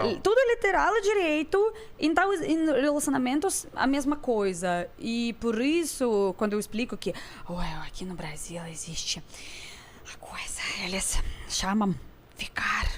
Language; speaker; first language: Portuguese; non-native, fluent; Russian